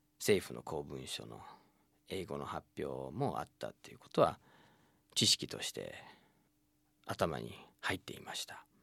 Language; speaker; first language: Japanese; non-native, fluent; English